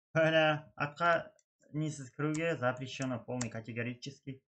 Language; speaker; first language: Russian; non-native, local second language; Kazakh